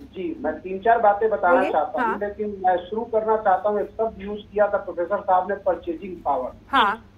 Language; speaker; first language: Hindi; native; Hindi